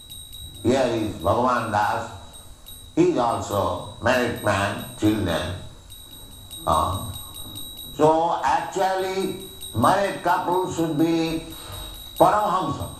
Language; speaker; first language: English; non-native, local second language; Bangla